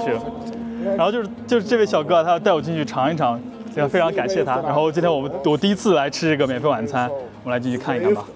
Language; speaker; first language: Chinese; native; Chinese